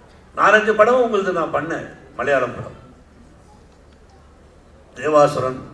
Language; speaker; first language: Tamil; non-native, learner; Telugu